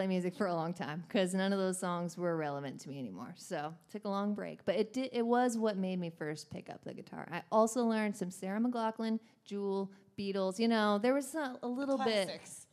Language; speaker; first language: English; native; English